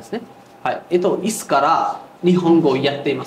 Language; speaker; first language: Japanese; non-native, learner; Bangla